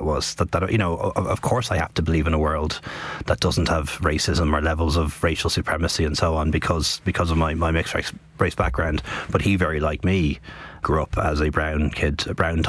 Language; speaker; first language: English; native; English